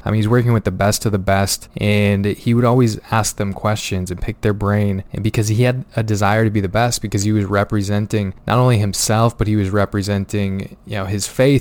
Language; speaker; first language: English; native; English